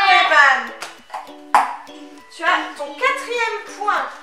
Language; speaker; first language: French; native; French